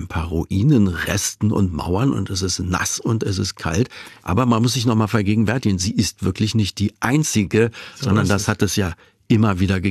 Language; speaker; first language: German; native; German